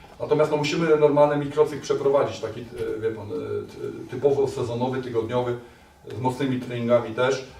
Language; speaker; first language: Polish; native; Polish